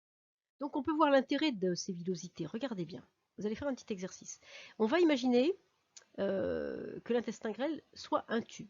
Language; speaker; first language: French; native; French